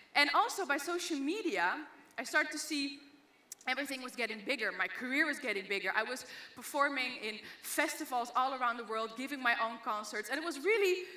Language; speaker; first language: English; non-native, fluent; Dutch